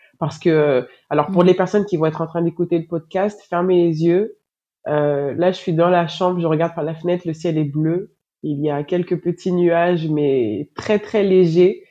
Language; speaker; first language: French; native; French